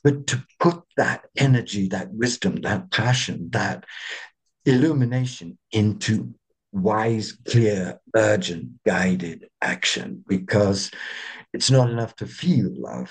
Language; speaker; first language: English; native; English